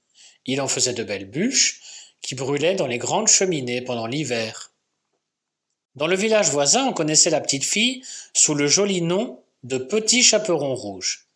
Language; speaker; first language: French; native; French